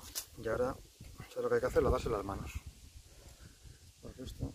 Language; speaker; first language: Spanish; native; Spanish